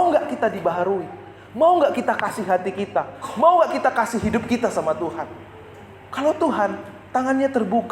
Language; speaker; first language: Indonesian; native; Indonesian